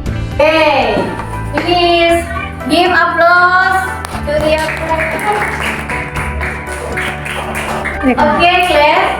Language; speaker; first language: English; non-native, learner; Indonesian